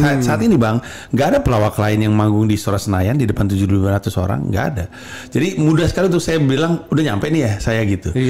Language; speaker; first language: Indonesian; native; Indonesian